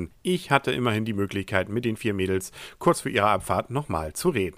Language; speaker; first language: German; native; German